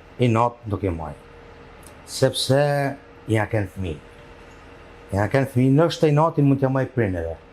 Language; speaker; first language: Albanian; early bilingual, heritage; Albanian